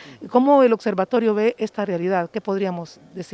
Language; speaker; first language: Spanish; native; Spanish